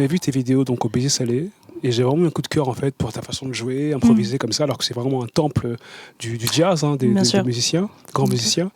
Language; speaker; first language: French; native; French